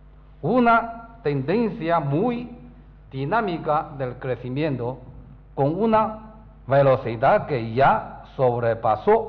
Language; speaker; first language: Spanish; non-native, learner; Chinese